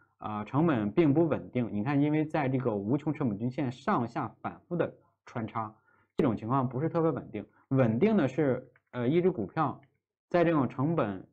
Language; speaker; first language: Chinese; native; Chinese